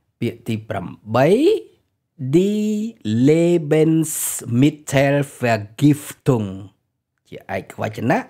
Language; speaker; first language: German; non-native, fluent; Khmer